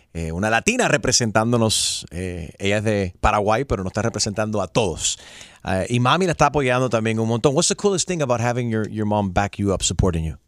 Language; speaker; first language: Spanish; early bilingual, heritage; Spanish